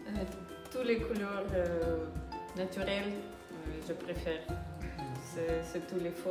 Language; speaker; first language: French; non-native, learner; Ukrainian